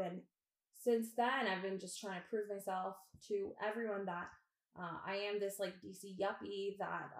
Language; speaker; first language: English; native; English